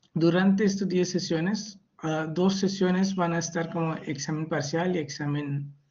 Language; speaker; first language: Spanish; non-native, fluent; Hindi